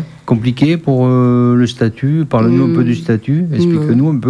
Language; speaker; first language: French; native; French